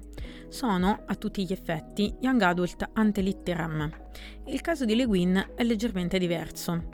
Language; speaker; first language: Italian; native; Italian